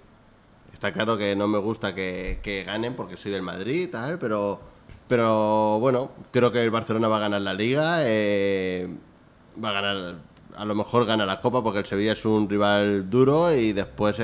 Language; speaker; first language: Spanish; native; Spanish